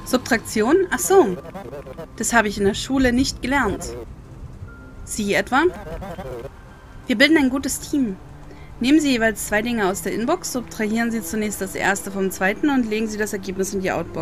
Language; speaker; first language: German; native; German